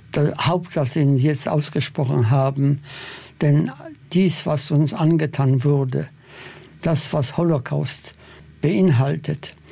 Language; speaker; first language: German; non-native, fluent; Polish